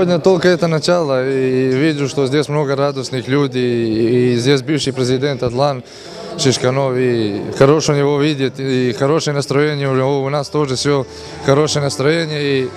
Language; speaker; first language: Russian; non-native, learner; Serbian